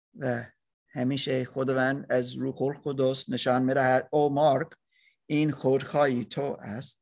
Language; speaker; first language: Persian; non-native, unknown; English